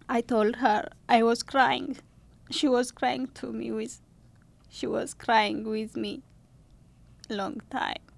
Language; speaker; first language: English; non-native, learner; Amharic